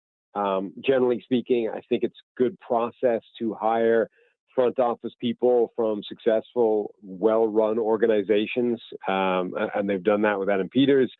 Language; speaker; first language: English; native; English